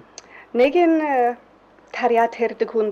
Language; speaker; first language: Mongolian; non-native, fluent; English